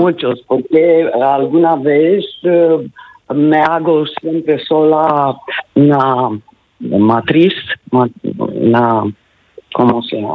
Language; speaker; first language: Spanish; non-native, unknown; Romanian